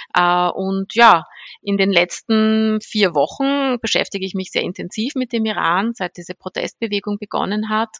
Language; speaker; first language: German; early bilingual, other home language; Persian